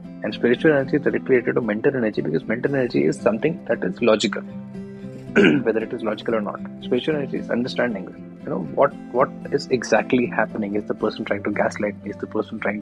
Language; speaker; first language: English; non-native, local second language; Hindi